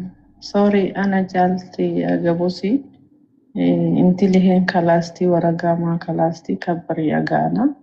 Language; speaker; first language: Arabic; non-native, learner; Amharic